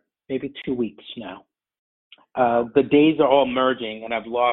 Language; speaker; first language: English; native; English